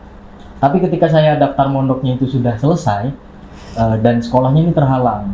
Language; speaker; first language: Indonesian; non-native, local second language; Javanese